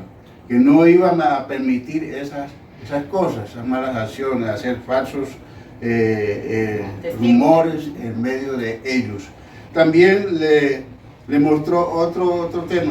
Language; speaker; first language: Spanish; native; Spanish